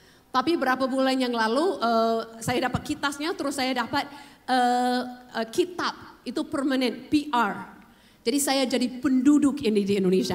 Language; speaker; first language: Indonesian; non-native, fluent; English